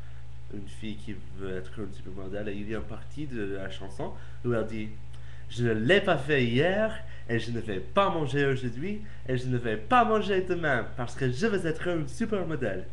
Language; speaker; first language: French; non-native, learner; English